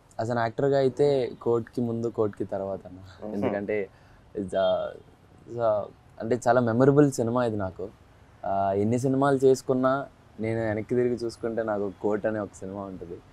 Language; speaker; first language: Telugu; native; Telugu